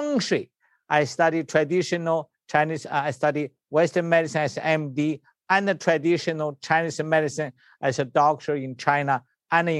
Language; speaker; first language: English; non-native, learner; Chinese